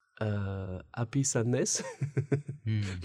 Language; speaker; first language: English; non-native, learner; French